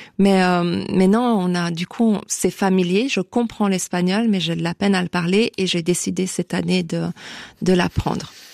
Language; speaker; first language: French; native; French